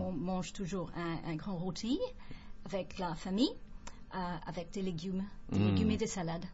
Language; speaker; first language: French; non-native, fluent; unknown